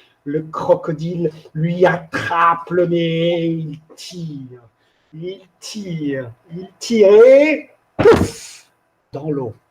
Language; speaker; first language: French; non-native, fluent; English